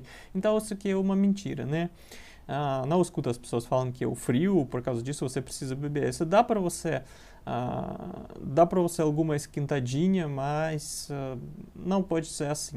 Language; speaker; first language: Portuguese; non-native, learner; Russian